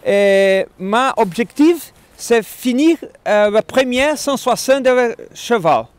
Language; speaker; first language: French; non-native, learner; Portuguese